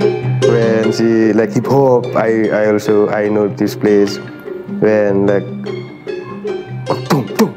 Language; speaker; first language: English; non-native, learner; Indonesian